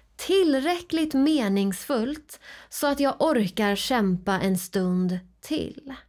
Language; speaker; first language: Swedish; native; Swedish